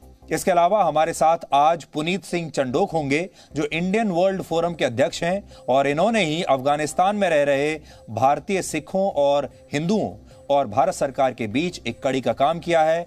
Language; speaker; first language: Hindi; native; Hindi